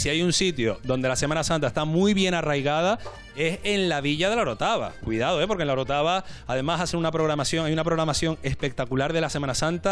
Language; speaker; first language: Spanish; native; Spanish